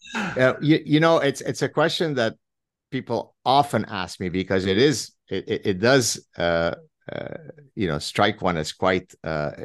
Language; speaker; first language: English; early bilingual, other home language; Arabic